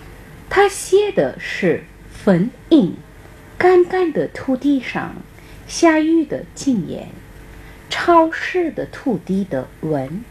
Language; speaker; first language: Chinese; non-native, fluent; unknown